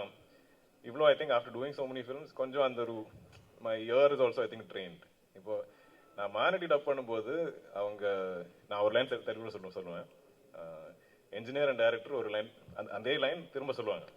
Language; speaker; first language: Tamil; non-native, local second language; Malayalam